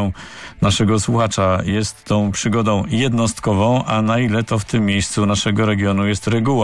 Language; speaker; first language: Polish; native; Polish